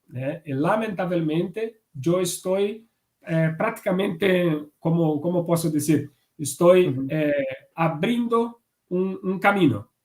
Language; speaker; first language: Spanish; non-native, fluent; Portuguese